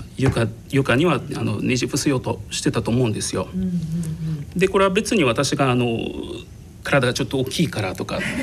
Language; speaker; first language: Japanese; non-native, fluent; Arabic